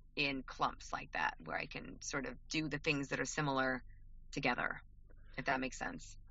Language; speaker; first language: English; native; English